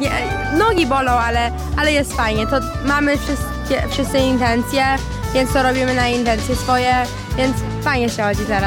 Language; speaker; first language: Polish; early bilingual, heritage; Polish